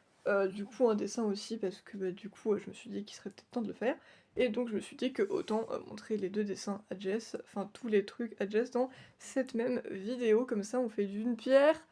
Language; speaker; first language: French; native; French